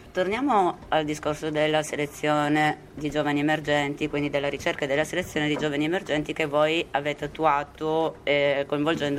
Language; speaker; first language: Italian; native; Italian